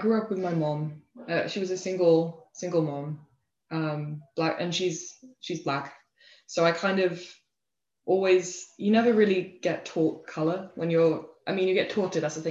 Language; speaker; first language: English; native; English